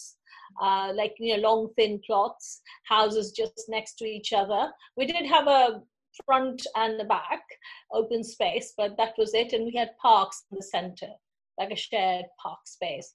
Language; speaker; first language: English; non-native, local second language; Bangla